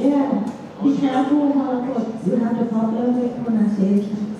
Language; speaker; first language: English; non-native, fluent; Thai